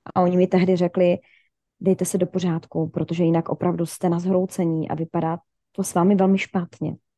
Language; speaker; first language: Czech; native; Czech